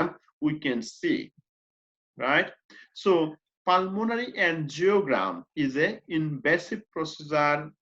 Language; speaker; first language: English; non-native, fluent; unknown